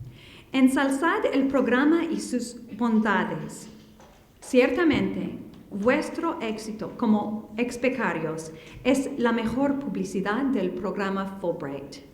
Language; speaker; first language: Spanish; non-native, fluent; English